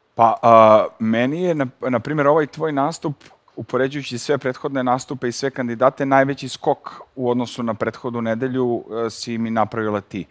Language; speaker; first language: Serbian; native; Serbian